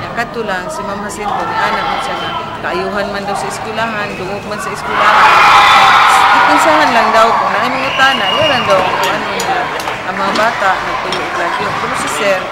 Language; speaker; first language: Cebuano; native; Cebuano